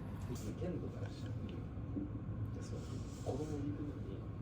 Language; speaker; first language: Japanese; native; Japanese